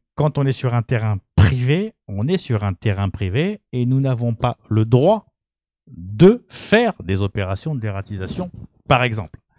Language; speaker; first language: French; native; French